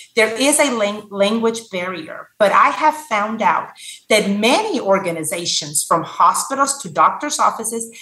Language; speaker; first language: English; non-native, fluent; Spanish